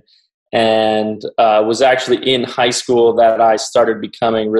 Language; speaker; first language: English; native; English